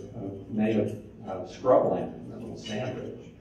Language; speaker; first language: English; native; English